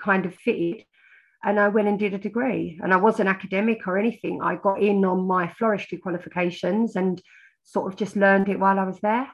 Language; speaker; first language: English; native; English